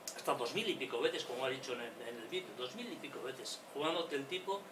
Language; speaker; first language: Spanish; non-native, local second language; Basque